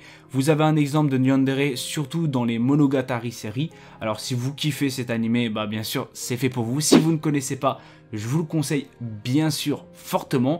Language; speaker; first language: French; native; French